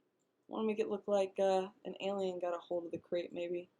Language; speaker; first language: English; native; English